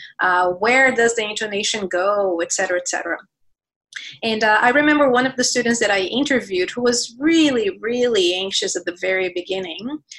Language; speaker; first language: English; non-native, fluent; Portuguese